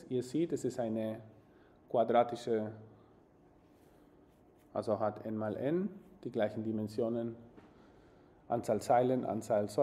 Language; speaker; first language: German; non-native, fluent; Spanish